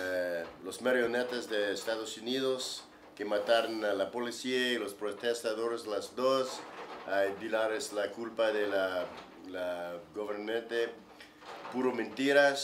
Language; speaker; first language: Spanish; non-native, learner; English